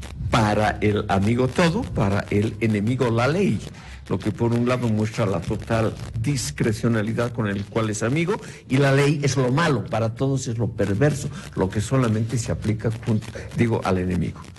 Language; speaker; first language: Spanish; native; Spanish